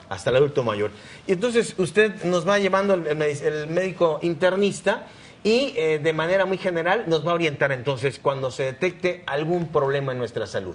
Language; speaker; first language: Spanish; native; Spanish